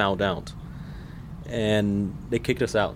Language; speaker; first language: English; non-native, fluent; Vietnamese